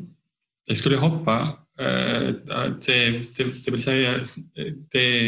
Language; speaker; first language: Norwegian; non-native, fluent; Estonian